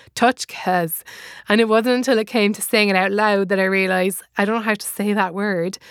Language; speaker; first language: English; native; English